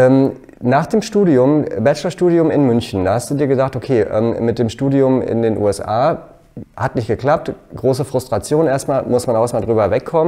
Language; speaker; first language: German; native; German